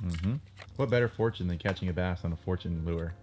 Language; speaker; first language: English; native; English